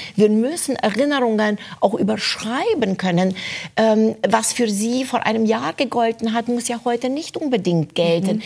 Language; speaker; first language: German; non-native, fluent; Romanian